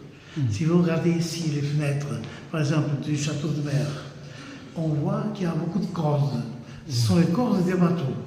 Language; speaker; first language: French; non-native, fluent; Portuguese